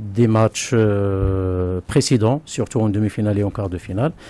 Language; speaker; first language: French; non-native, local second language; Arabic